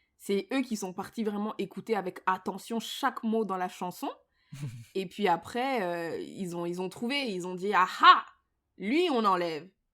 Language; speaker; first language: French; native; French